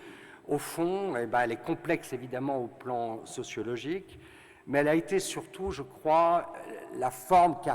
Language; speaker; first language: French; native; French